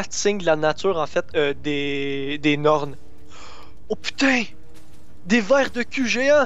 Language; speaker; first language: French; native; French